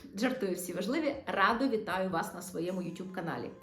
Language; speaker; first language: Ukrainian; non-native, local second language; Russian